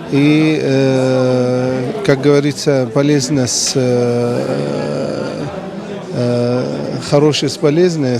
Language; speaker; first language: Russian; non-native, local second language; Kyrgyz